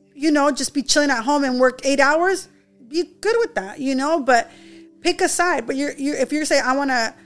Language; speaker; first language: English; early bilingual, other home language; Spanish